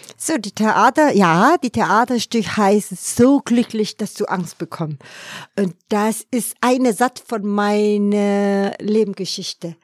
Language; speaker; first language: German; non-native, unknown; Vietnamese